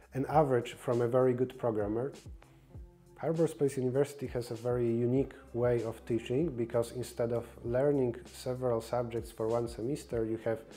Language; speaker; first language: English; non-native, fluent; Polish